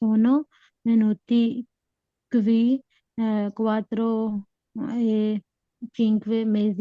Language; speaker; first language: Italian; non-native, learner; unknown